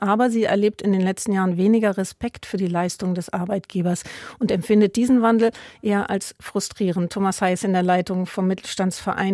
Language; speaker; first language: German; native; German